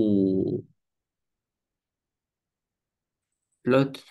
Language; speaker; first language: French; non-native, learner; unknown